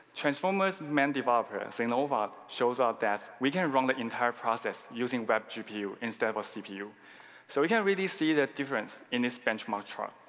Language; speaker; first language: English; non-native, fluent; Chinese